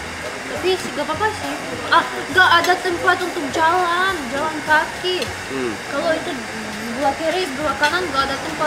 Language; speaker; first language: Indonesian; non-native, learner; Russian